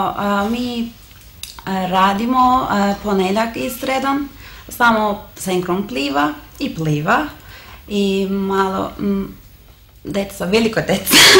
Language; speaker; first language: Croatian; non-native, learner; Turkish